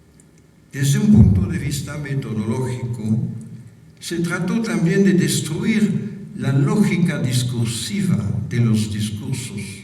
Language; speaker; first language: Spanish; non-native, fluent; French